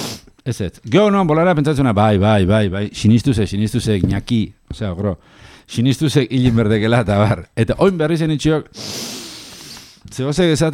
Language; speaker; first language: Basque; native; Basque